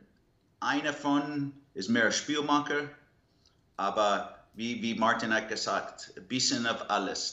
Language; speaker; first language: German; non-native, learner; English